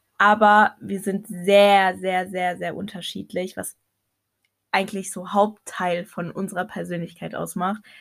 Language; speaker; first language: German; early bilingual, other home language; Arabic